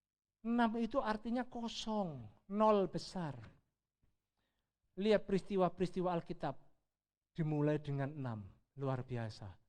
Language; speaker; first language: Indonesian; native; Indonesian